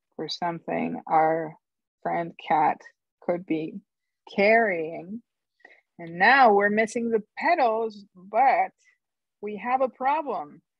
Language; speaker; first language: English; non-native, fluent; Spanish